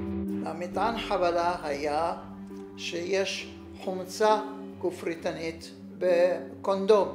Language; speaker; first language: Hebrew; non-native, fluent; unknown